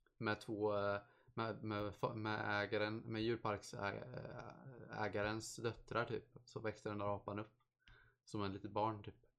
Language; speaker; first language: Swedish; native; Swedish